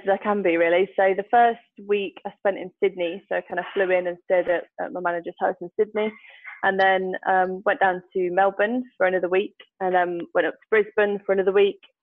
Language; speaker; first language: English; native; English